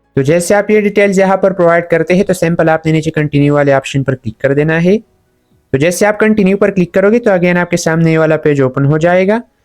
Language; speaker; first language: Urdu; non-native, local second language; Punjabi